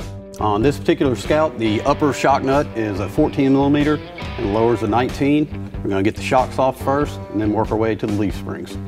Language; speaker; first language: English; native; English